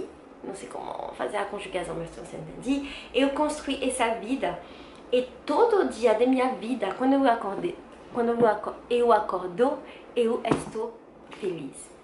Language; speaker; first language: Portuguese; non-native, learner; French